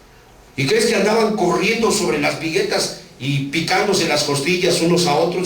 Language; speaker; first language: Spanish; native; Spanish